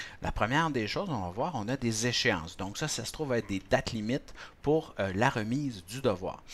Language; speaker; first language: French; native; French